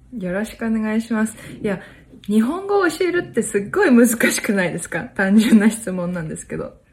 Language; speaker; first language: Japanese; early bilingual, heritage; Japanese